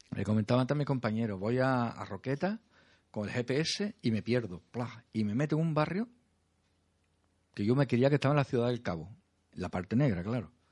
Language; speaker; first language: Spanish; native; Spanish